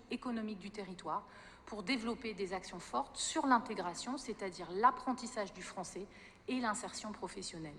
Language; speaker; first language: French; native; French